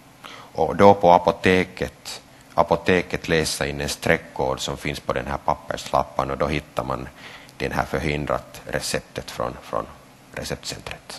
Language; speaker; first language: Swedish; non-native, local second language; Finnish